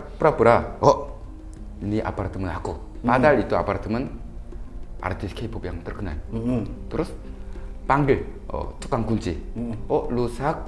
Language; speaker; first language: Indonesian; non-native, fluent; Korean